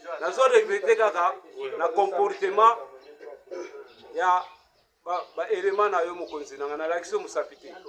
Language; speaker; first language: Lingala; non-native, local second language; Kongo